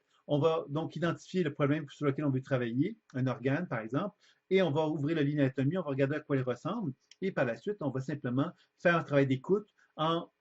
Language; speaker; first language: French; native; French